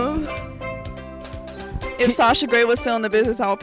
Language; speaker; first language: English; early bilingual, other home language; Spanish